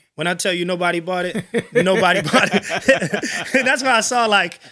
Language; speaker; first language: English; native; English